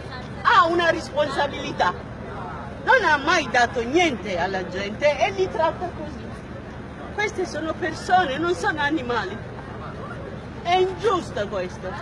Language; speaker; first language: Italian; non-native, fluent; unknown